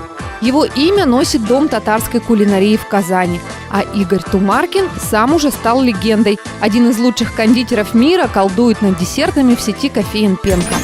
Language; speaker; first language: Russian; native; Russian